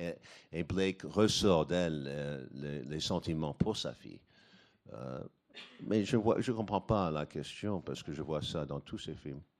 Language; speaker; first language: French; non-native, fluent; English